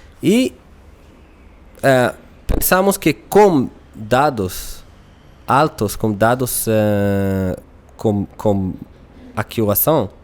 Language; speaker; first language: Portuguese; non-native, learner; Hebrew